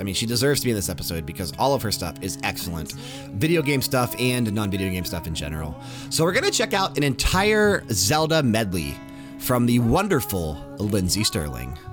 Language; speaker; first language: English; native; English